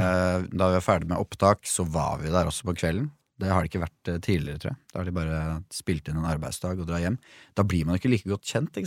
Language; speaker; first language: Norwegian; native; Norwegian